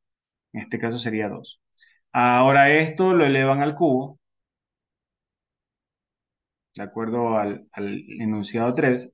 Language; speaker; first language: Spanish; native; Spanish